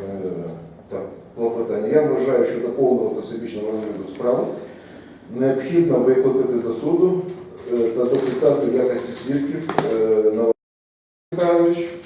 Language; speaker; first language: Ukrainian; non-native, local second language; Russian